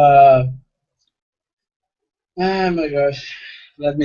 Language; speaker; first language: English; non-native, fluent; Portuguese